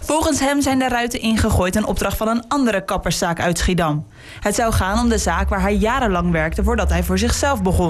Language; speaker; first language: Dutch; native; Dutch